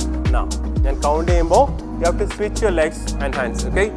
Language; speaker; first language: English; non-native, local second language; Malayalam